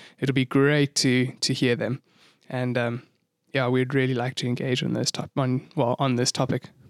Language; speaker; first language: English; native; English